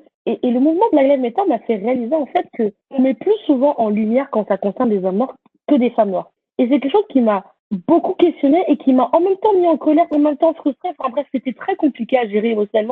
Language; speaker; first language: French; native; French